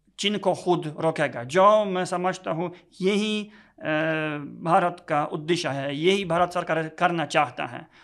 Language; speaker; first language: Hindi; non-native, fluent; Polish